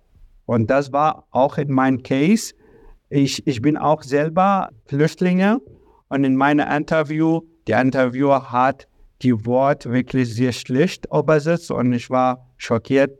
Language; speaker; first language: German; non-native, learner; Arabic